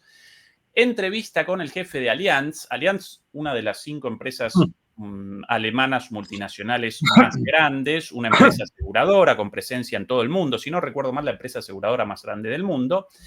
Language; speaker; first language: Spanish; native; Spanish